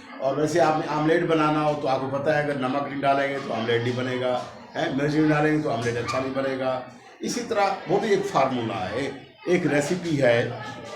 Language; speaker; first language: Urdu; non-native, local second language; Saraiki